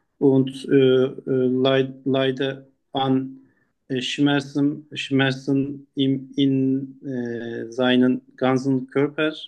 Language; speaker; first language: German; non-native, learner; Turkish